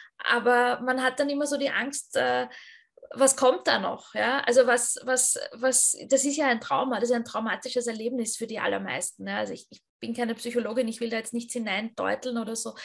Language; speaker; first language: German; native; German